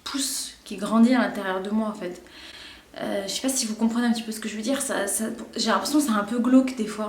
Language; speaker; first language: French; native; French